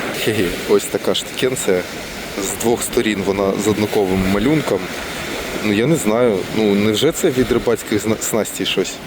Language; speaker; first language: Ukrainian; non-native, local second language; Russian